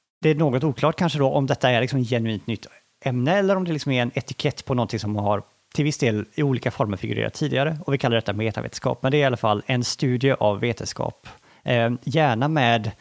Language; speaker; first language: Swedish; native; Swedish